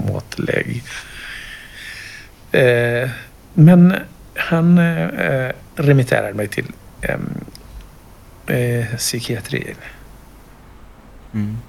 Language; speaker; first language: Swedish; non-native, fluent; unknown